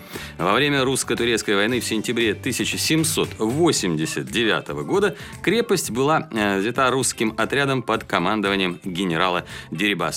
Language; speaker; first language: Russian; native; Russian